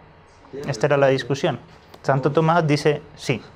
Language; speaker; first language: Spanish; native; Spanish